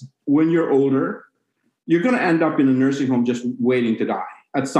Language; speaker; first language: English; non-native, local second language; Cebuano